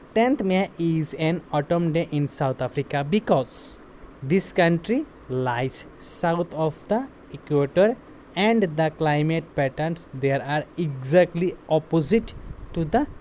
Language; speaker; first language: English; non-native, local second language; Bangla